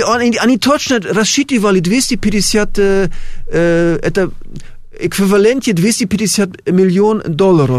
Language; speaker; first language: Russian; non-native, fluent; German